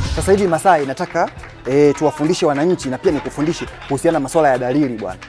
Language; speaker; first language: Swahili; native; Swahili